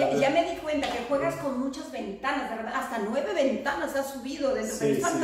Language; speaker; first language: Spanish; native; Spanish